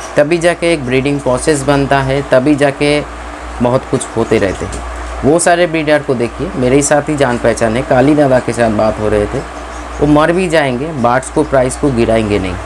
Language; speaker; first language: Hindi; non-native, local second language; Bangla